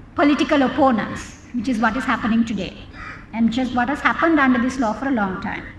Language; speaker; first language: English; non-native, local second language; Sinhala